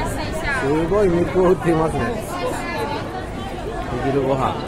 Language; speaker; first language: Japanese; native; Japanese